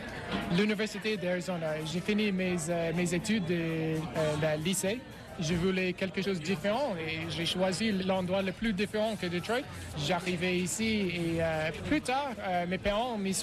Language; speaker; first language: French; non-native, fluent; English